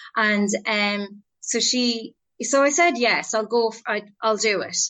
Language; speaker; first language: English; native; English